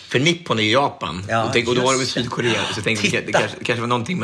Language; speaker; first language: Swedish; native; Swedish